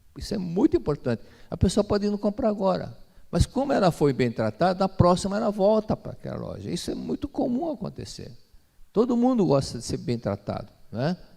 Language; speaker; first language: Portuguese; native; Portuguese